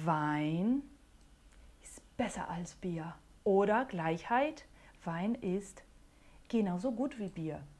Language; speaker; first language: German; non-native, fluent; Portuguese